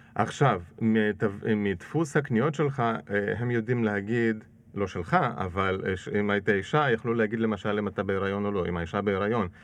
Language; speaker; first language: Hebrew; non-native, fluent; Russian